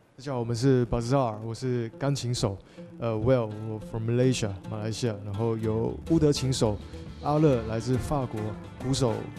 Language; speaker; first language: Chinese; early bilingual, heritage; Chinese